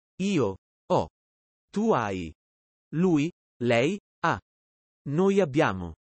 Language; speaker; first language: Italian; non-native, fluent; Russian